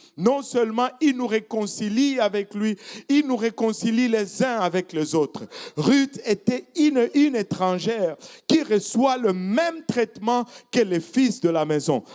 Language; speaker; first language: French; non-native, local second language; Swahili